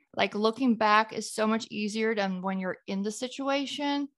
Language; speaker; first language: English; non-native, fluent; Dutch